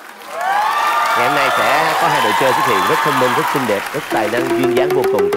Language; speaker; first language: Vietnamese; native; Vietnamese